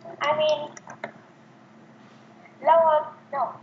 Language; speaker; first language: English; non-native, learner; Vietnamese